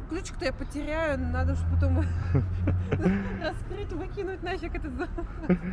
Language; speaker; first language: Russian; native; Russian